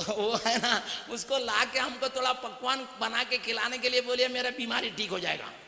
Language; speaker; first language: Hindi; non-native, local second language; Tamil